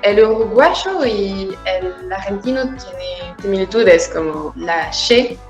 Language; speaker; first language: Spanish; non-native, fluent; French